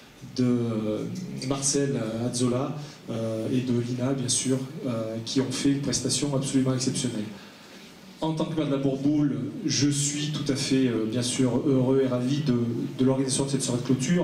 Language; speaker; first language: French; native; French